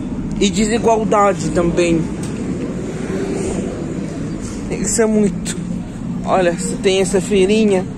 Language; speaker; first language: Portuguese; non-native, learner; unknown